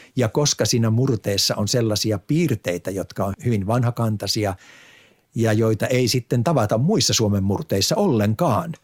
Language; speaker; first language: Finnish; native; Finnish